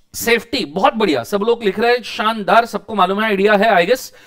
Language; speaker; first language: Hindi; non-native, local second language; Marathi